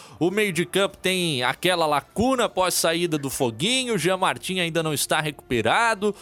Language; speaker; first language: Portuguese; native; Portuguese